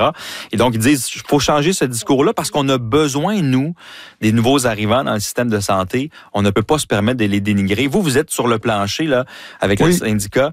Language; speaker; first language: French; native; French